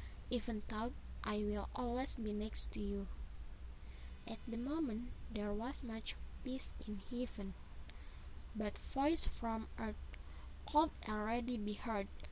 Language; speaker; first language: English; non-native, learner; Indonesian